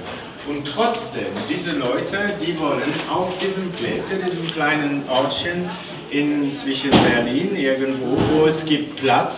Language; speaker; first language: German; non-native, fluent; French